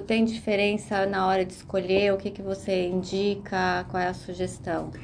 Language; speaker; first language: Portuguese; native; Portuguese